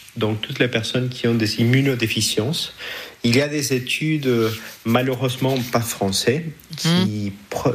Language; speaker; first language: French; non-native, fluent; Spanish